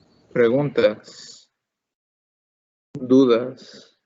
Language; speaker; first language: Spanish; native; Spanish